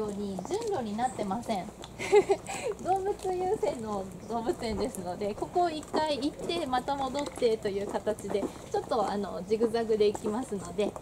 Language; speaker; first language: Japanese; native; Japanese